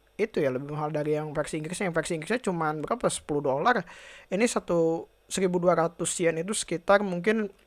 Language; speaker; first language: Indonesian; native; Indonesian